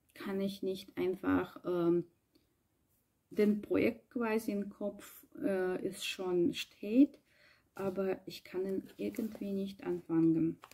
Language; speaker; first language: German; non-native, learner; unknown